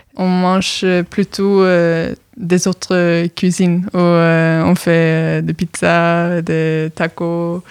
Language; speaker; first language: French; non-native, fluent; Norwegian